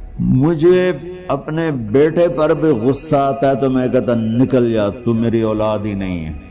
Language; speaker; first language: Urdu; non-native, local second language; Punjabi